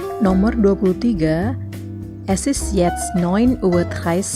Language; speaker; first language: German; non-native, fluent; Indonesian